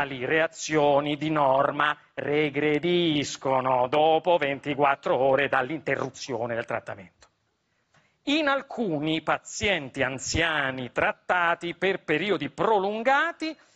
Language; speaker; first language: Italian; native; Italian